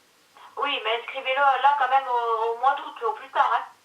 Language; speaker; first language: French; native; French